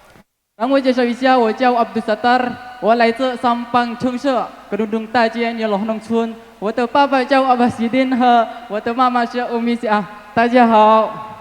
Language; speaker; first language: Chinese; non-native, fluent; Indonesian